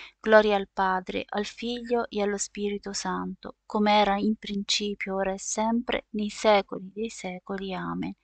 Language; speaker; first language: Italian; native; Italian